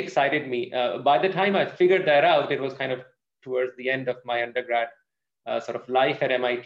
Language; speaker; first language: English; non-native, local second language; Urdu